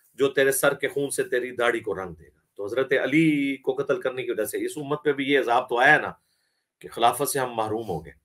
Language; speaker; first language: Urdu; non-native, local second language; Punjabi